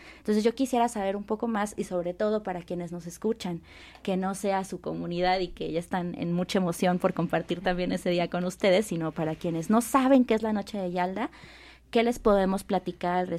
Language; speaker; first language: Spanish; native; Spanish